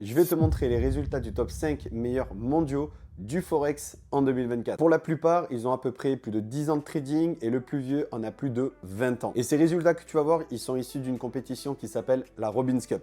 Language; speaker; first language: French; native; French